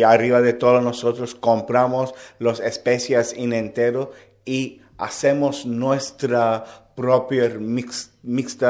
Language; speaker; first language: Spanish; non-native, learner; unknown